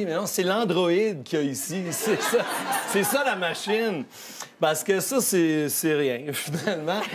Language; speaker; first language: French; native; French